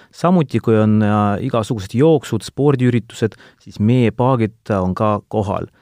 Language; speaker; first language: Estonian; non-native, local second language; Russian